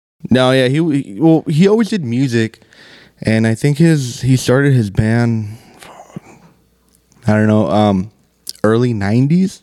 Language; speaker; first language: English; early bilingual, other home language; Spanish